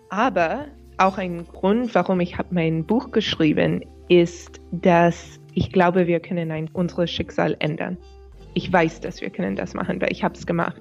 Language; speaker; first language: German; non-native, fluent; English